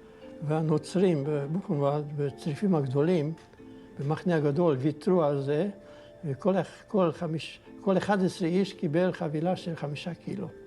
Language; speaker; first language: Hebrew; non-native, fluent; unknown